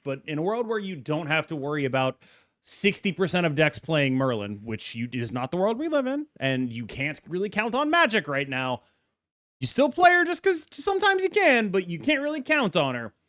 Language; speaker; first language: English; native; English